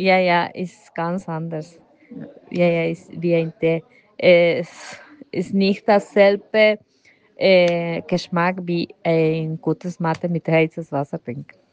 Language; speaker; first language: German; non-native, learner; Spanish